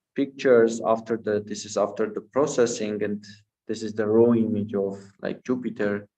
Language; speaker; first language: English; non-native, fluent; Armenian